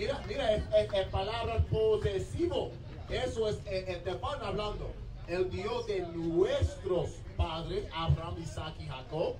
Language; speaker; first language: Spanish; non-native, learner; English